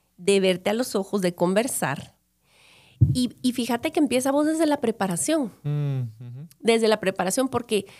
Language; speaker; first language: Spanish; native; Spanish